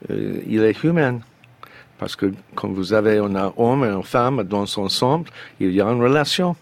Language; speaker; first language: French; non-native, learner; English